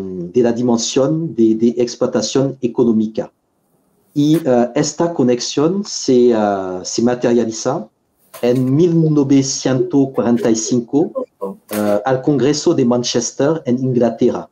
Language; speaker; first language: Spanish; non-native, fluent; French